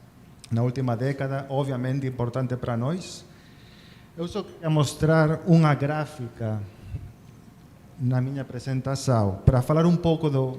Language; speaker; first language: Portuguese; non-native, fluent; Spanish